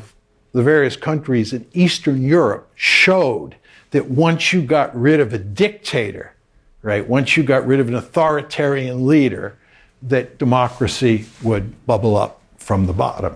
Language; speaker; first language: English; native; English